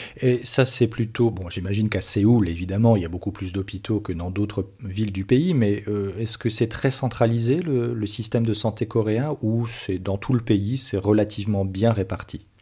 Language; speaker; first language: French; native; French